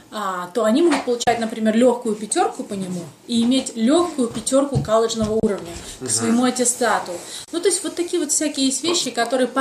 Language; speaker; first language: Russian; native; Russian